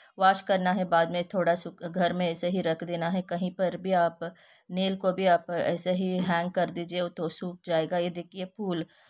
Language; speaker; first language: Hindi; non-native, local second language; Kannada